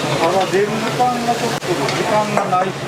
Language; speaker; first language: Japanese; native; Japanese